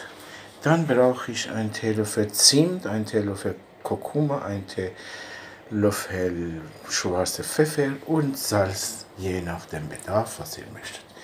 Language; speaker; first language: German; non-native, fluent; Persian